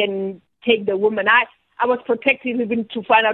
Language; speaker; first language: English; non-native, local second language; Southern Sotho